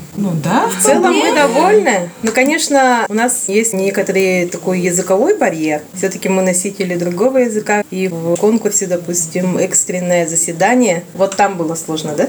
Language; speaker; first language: Russian; non-native, local second language; Yakut